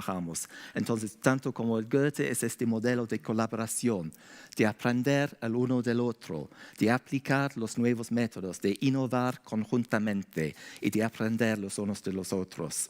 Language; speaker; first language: Spanish; non-native, fluent; English